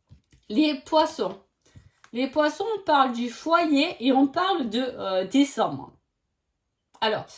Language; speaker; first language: French; native; French